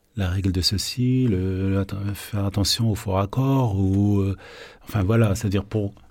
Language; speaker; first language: French; non-native, local second language; Arabic